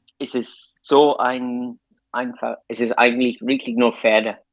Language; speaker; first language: German; non-native, fluent; English